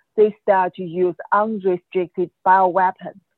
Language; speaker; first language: English; non-native, fluent; Chinese